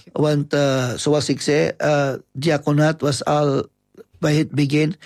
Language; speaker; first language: Dutch; non-native, fluent; Filipino